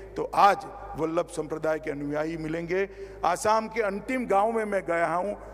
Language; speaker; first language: Hindi; non-native, local second language; Gujarati